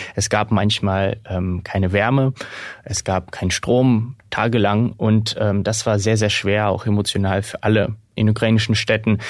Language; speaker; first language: German; non-native, fluent; Ukrainian